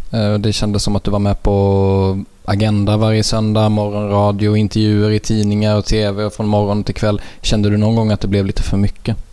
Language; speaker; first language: Swedish; native; Swedish